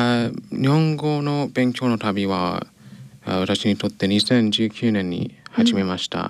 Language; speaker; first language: Japanese; non-native, learner; English